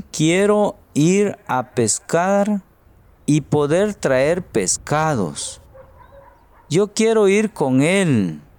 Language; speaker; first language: Spanish; native; Spanish